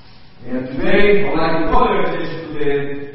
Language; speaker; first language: English; non-native, fluent; Portuguese